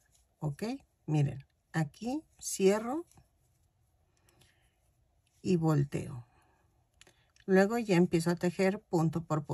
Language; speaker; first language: Spanish; native; Spanish